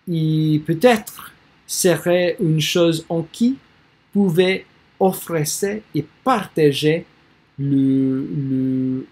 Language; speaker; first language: French; non-native, learner; English